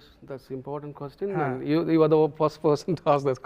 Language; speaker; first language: Telugu; non-native, local second language; Tamil